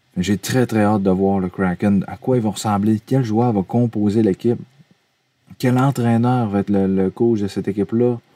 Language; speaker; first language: French; native; French